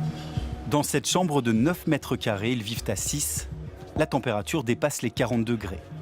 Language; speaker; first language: French; native; French